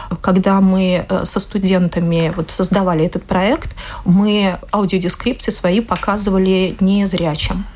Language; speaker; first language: Russian; native; Russian